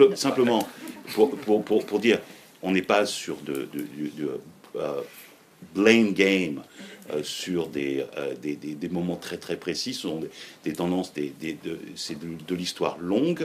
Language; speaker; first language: French; native; French